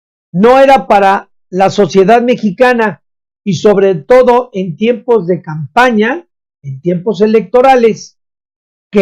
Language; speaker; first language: Spanish; native; Spanish